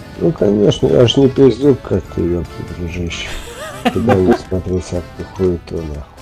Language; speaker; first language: Russian; native; Russian